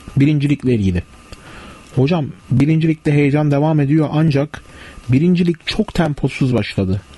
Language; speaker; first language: Turkish; native; Turkish